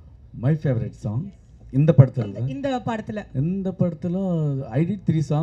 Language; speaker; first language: Tamil; non-native, learner; Telugu